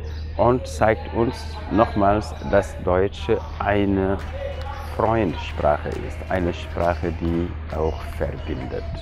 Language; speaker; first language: German; non-native, fluent; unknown